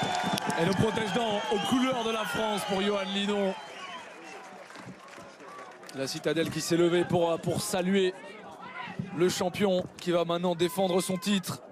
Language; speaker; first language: French; native; French